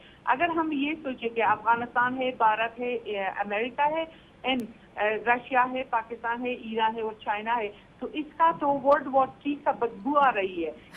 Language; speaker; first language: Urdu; non-native, fluent; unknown